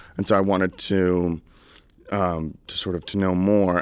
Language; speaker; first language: English; early bilingual, other home language; Russian